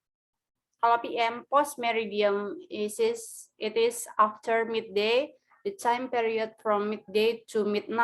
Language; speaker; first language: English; non-native, learner; Indonesian